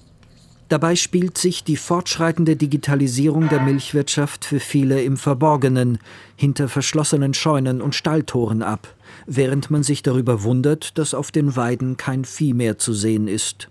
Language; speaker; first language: German; native; German